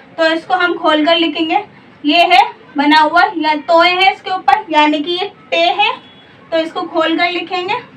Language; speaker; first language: Hindi; native; Hindi